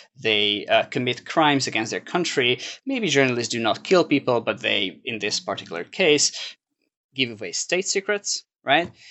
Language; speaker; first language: English; non-native, fluent; Hungarian